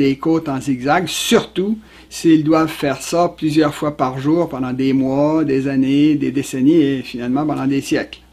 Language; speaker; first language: French; native; French